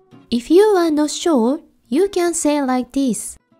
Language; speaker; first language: English; non-native, fluent; Japanese